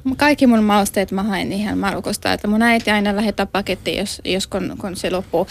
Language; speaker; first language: Finnish; non-native, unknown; Arabic